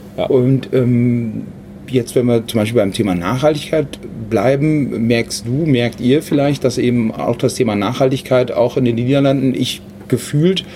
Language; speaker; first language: German; native; German